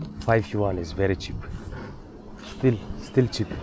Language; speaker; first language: English; non-native, learner; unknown